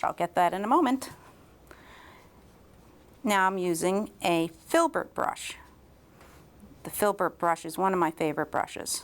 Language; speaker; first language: English; native; English